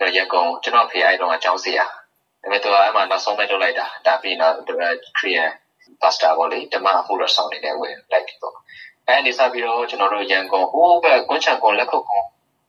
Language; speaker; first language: Burmese; non-native, local second language; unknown